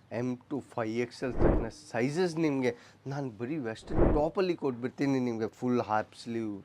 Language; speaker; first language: Kannada; non-native, local second language; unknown